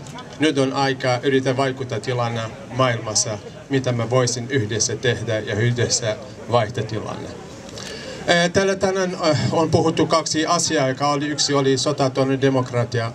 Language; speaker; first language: Finnish; non-native, learner; Kurdish